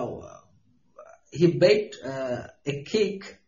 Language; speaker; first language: English; non-native, local second language; Bangla